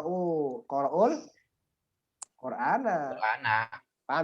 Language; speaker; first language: Arabic; non-native, fluent; Indonesian